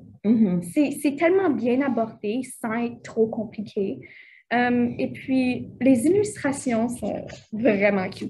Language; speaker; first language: French; native; French